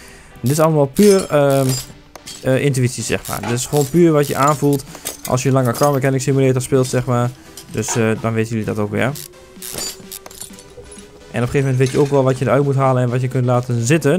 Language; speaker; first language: Dutch; native; Dutch